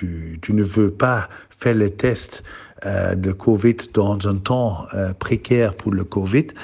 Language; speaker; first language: French; non-native, learner; Dutch